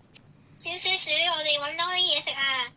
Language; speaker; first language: Chinese; native; Chinese